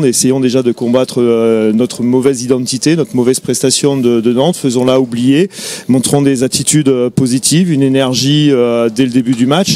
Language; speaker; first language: French; native; French